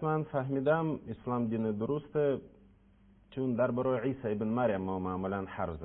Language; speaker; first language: Persian; non-native, learner; Russian